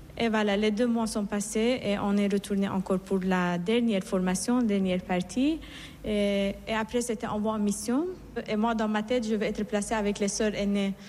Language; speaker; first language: French; non-native, fluent; Persian